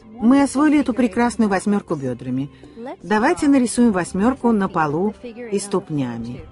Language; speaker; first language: Russian; native; Russian